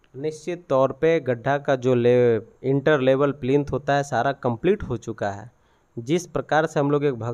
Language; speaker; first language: Hindi; native; Hindi